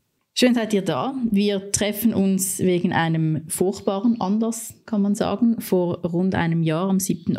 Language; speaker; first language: German; native; German